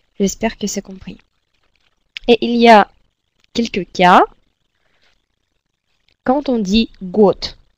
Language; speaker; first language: French; non-native, fluent; Russian